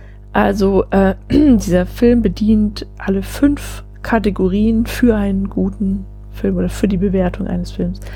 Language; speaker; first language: German; native; German